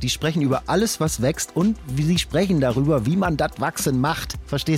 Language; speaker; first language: German; native; German